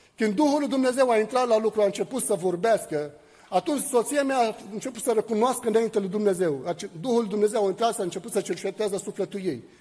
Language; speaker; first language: Romanian; non-native, fluent; Arabic